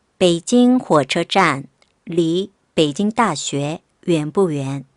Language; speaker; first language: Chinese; non-native, fluent; Korean